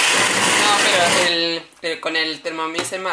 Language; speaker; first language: Spanish; native; Spanish